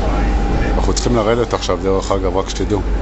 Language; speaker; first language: Hebrew; native; Hebrew